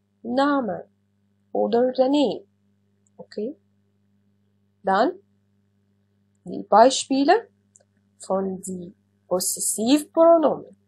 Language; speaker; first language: German; non-native, fluent; Arabic